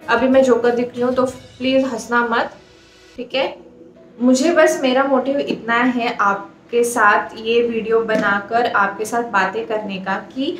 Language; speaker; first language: Hindi; non-native, local second language; Marathi